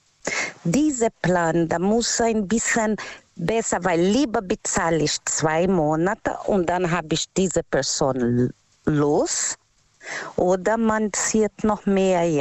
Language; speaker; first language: German; non-native, learner; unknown